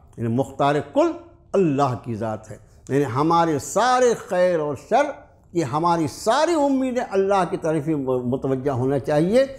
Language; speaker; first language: Urdu; native; Urdu